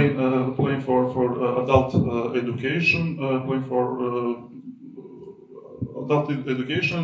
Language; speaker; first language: English; non-native, learner; Serbian